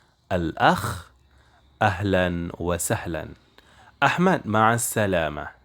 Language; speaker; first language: Arabic; non-native, fluent; Indonesian